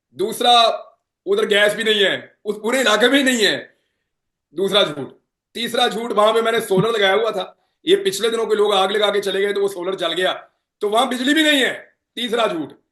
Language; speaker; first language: Urdu; non-native, local second language; Punjabi